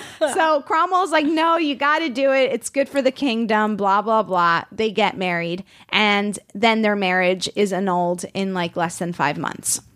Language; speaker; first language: English; non-native, fluent; Spanish